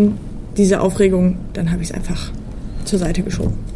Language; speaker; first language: German; native; German